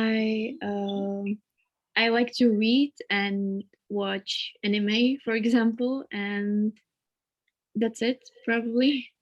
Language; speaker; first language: English; non-native, learner; Czech